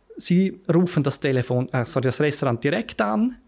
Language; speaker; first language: German; native; German